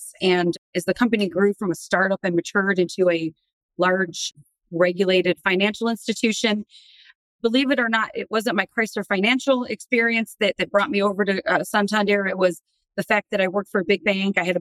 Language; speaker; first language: English; native; English